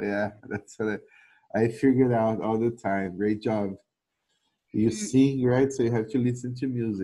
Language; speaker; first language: English; non-native, fluent; Portuguese